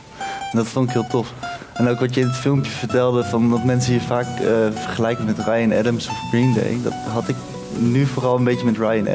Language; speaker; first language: Dutch; native; Dutch